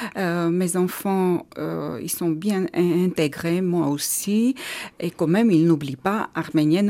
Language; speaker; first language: French; non-native, learner; Armenian